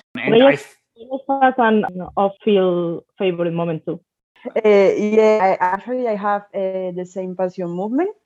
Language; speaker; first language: English; non-native, fluent; Spanish